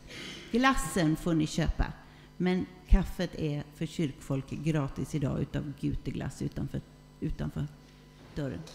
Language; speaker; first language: Swedish; native; Swedish